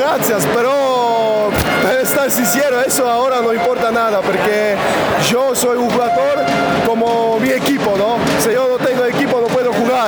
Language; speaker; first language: Spanish; non-native, learner; Polish